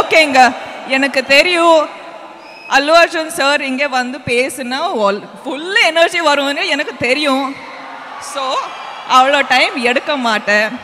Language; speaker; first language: Tamil; non-native, learner; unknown